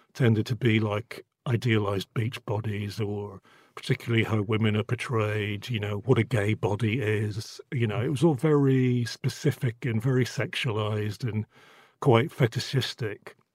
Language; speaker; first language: English; native; English